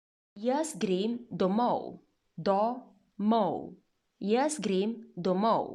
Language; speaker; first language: Slovenian; non-native, fluent; Chinese